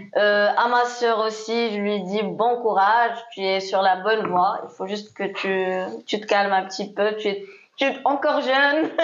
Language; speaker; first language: French; non-native, local second language; Arabic